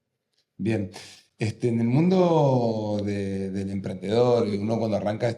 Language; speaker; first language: Spanish; native; Spanish